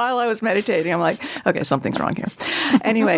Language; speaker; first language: English; native; English